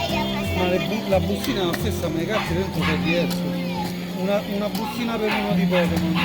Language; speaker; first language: Italian; early bilingual, other home language; Sinhala